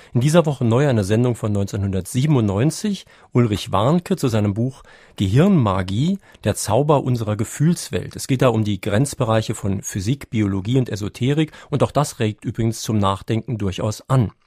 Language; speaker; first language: German; native; German